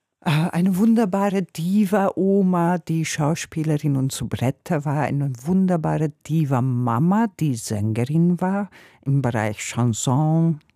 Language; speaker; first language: German; non-native, fluent; Hungarian